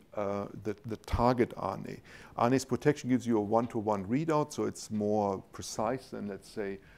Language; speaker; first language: English; non-native, fluent; German